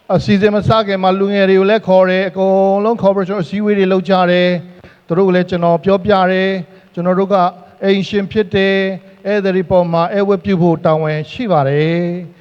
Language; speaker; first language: Burmese; non-native, local second language; Hakha Chin